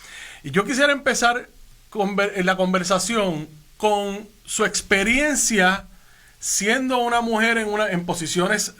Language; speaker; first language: Spanish; native; Spanish